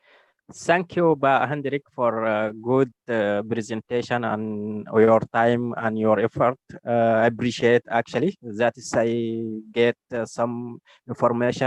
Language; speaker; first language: English; non-native, learner; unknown